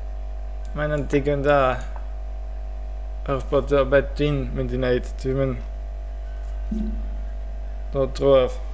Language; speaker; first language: Welsh; non-native, fluent; English